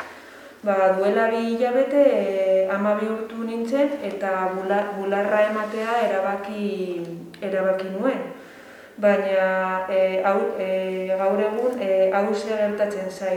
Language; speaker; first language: Basque; non-native, learner; Spanish